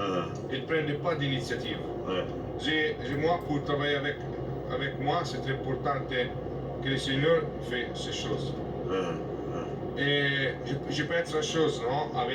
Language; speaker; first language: French; non-native, learner; Italian